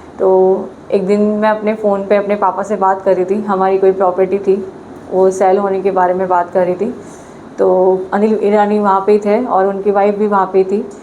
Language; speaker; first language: Hindi; native; Hindi